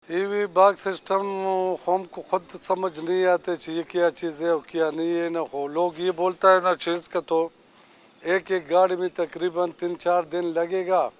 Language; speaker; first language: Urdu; non-native, local second language; Pashto